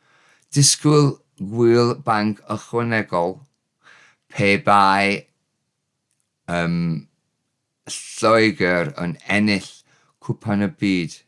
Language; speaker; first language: Welsh; non-native, learner; English